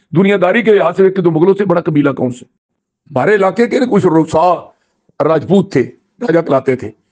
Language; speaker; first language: Urdu; non-native, local second language; Punjabi